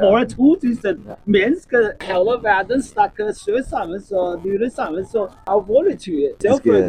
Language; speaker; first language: Norwegian; non-native, learner; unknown